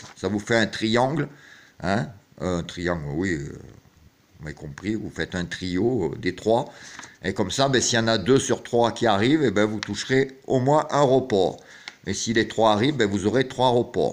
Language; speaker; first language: French; native; French